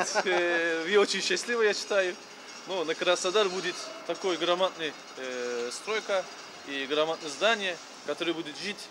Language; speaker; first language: Russian; non-native, learner; Turkish